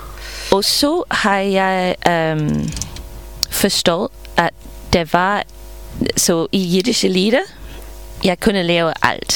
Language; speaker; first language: Danish; non-native, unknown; English